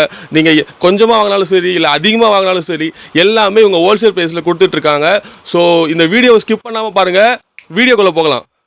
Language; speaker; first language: Tamil; native; Tamil